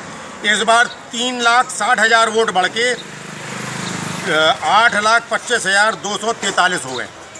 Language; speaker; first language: Hindi; native; Hindi